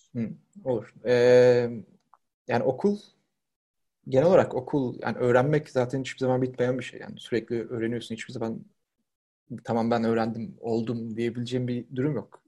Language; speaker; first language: Turkish; native; Turkish